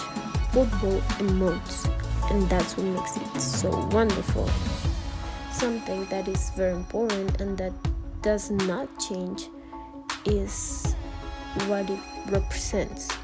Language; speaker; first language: English; non-native, fluent; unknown